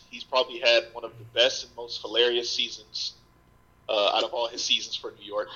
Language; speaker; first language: English; native; English